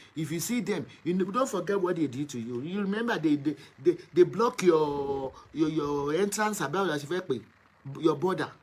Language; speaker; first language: English; non-native, local second language; Yoruba